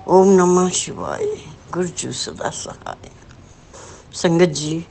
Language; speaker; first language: Hindi; non-native, local second language; Punjabi